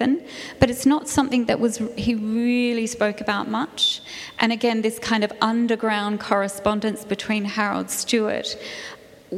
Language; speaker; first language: English; native; English